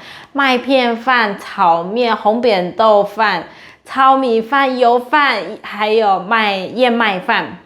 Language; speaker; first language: Chinese; native; Chinese